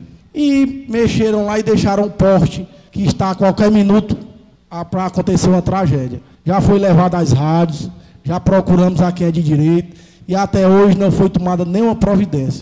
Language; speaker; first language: Portuguese; native; Portuguese